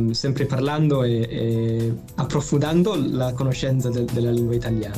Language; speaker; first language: Italian; non-native, fluent; English